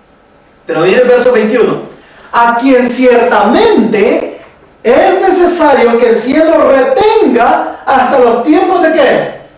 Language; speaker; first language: Spanish; native; Spanish